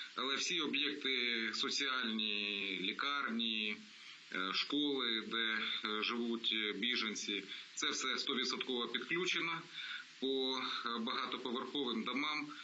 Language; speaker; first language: Ukrainian; non-native, local second language; Russian